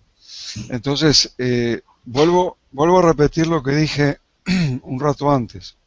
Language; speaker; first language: Spanish; native; Spanish